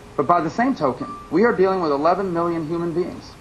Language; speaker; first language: English; early bilingual, other home language; Spanish